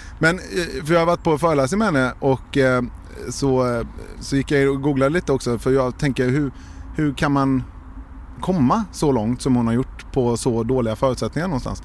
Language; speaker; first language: Swedish; native; Swedish